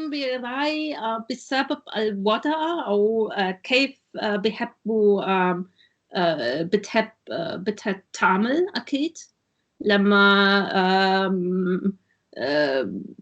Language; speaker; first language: Arabic; non-native, learner; German